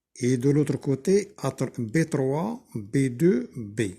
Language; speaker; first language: French; non-native, local second language; Arabic